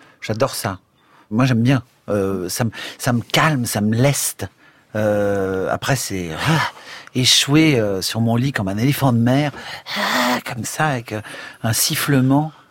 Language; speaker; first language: French; native; French